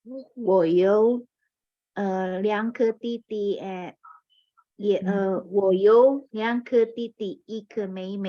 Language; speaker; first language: Chinese; non-native, learner; Indonesian